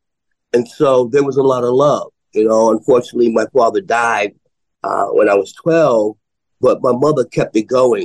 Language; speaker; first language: English; native; English